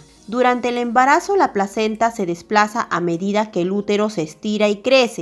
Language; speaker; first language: Spanish; native; Spanish